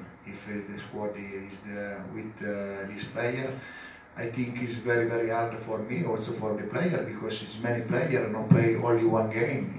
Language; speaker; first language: English; non-native, learner; Italian